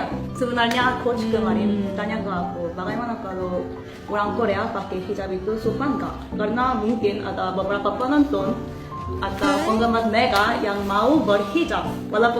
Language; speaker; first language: Indonesian; non-native, fluent; Korean